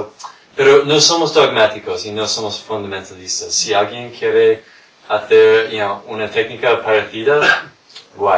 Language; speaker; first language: Spanish; non-native, fluent; English